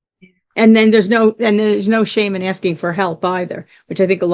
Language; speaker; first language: English; native; English